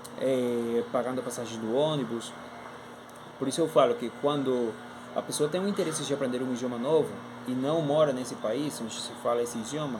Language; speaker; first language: Portuguese; non-native, fluent; Spanish